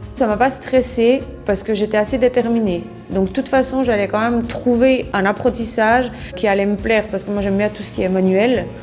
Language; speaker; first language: French; native; French